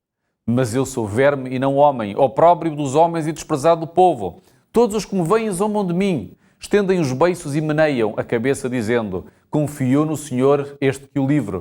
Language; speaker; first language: Portuguese; native; Portuguese